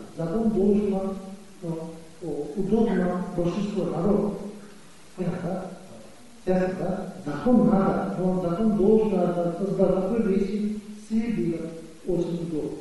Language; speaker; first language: Russian; non-native, learner; Tibetan